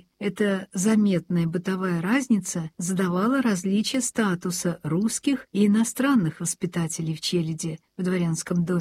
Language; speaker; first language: Russian; native; Russian